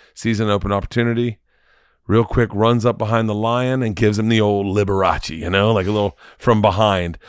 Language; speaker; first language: English; native; English